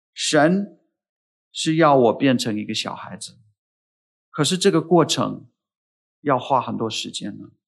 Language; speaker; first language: Chinese; non-native, fluent; English